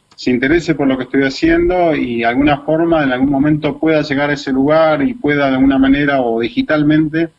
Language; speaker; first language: Spanish; native; Spanish